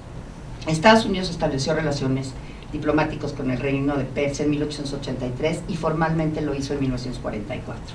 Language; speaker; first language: Spanish; native; Spanish